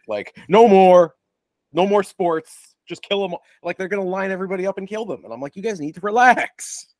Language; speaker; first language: English; native; English